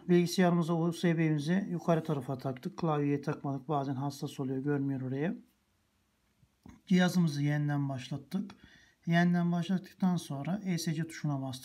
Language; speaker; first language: Turkish; native; Turkish